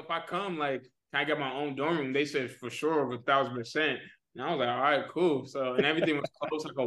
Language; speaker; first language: English; native; English